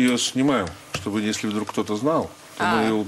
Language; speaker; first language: Russian; native; Russian